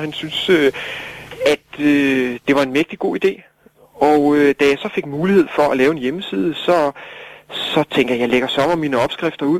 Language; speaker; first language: Danish; native; Danish